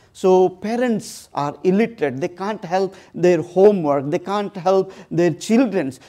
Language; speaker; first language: English; non-native, local second language; Odia